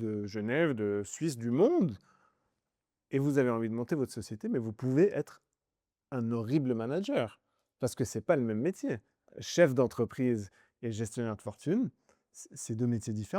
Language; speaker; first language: French; native; French